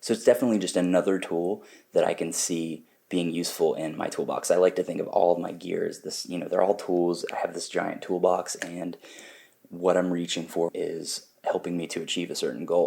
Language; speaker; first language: English; native; English